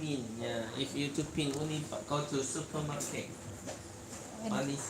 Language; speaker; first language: English; non-native, learner; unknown